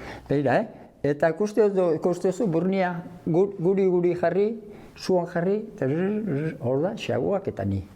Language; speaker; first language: Basque; native; Basque